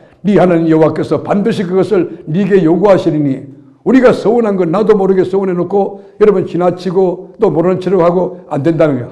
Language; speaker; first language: Korean; native; Korean